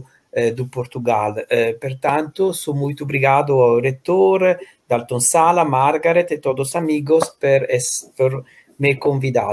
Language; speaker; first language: Portuguese; non-native, fluent; Italian